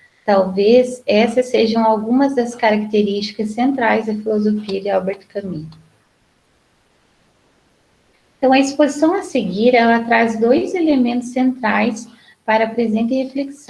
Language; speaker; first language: Portuguese; native; Portuguese